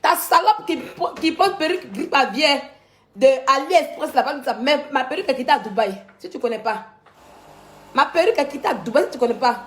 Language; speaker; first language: French; native; French